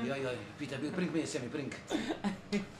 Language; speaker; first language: German; non-native, learner; Arabic